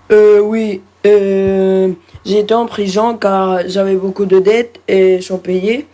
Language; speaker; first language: French; non-native, learner; Spanish